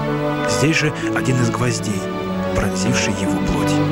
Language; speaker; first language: Russian; native; Russian